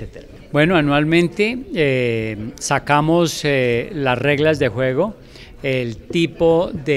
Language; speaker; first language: Spanish; native; Spanish